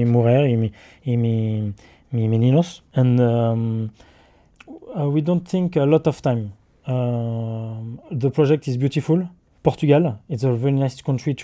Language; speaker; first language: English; non-native, learner; French